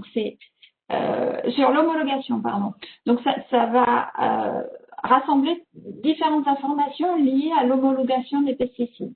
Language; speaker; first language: French; native; French